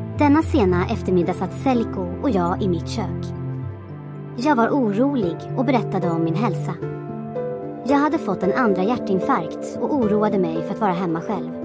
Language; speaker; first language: Swedish; non-native, fluent; Croatian